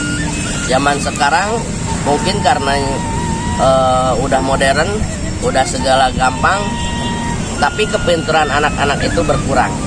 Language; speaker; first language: Indonesian; non-native, local second language; Sundanese